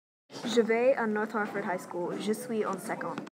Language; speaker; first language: French; non-native, learner; English